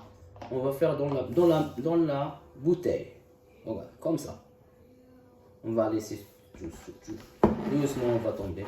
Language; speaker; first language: French; non-native, local second language; Arabic